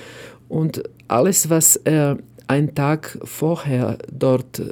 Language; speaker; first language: German; non-native, fluent; Croatian